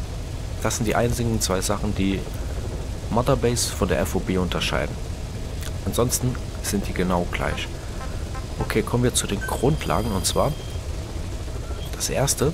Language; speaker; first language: German; native; German